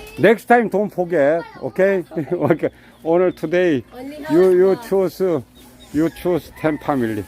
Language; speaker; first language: English; non-native, learner; Korean